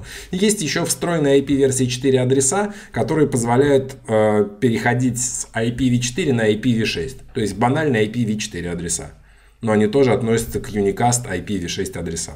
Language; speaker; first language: Russian; native; Russian